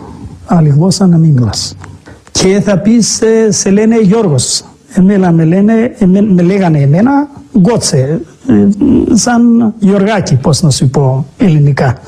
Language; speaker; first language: Greek; non-native, local second language; Macedonian